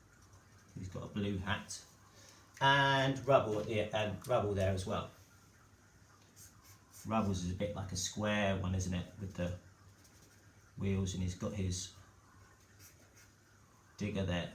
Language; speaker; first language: English; native; English